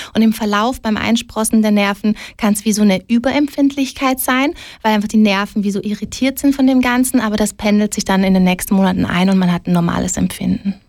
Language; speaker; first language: German; early bilingual, other home language; Greek